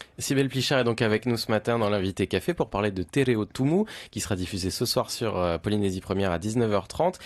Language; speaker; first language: French; native; French